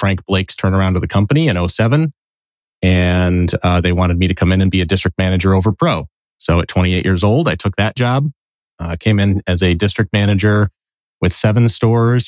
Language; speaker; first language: English; native; English